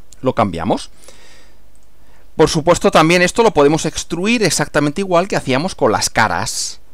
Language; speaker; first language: Spanish; native; Spanish